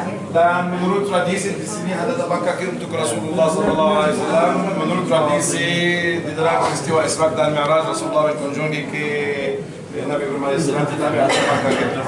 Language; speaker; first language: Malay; non-native, learner; Arabic